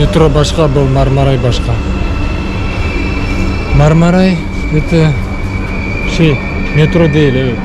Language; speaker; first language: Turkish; non-native, learner; Tatar